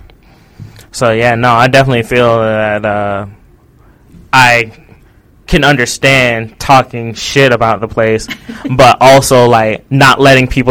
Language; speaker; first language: English; native; English